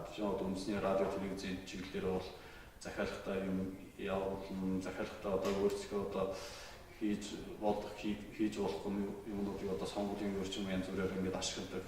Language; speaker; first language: Mongolian; non-native, local second language; Kazakh